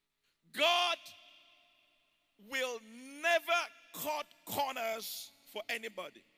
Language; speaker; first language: English; non-native, local second language; Yoruba